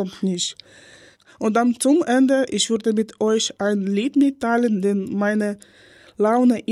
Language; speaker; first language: German; non-native, learner; Ukrainian